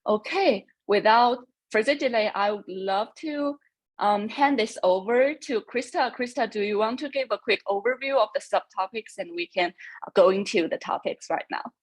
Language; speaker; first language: English; non-native, fluent; Chinese